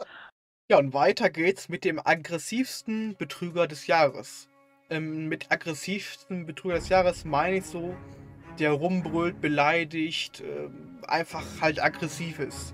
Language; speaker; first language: German; native; German